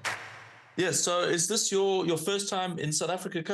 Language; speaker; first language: English; native; English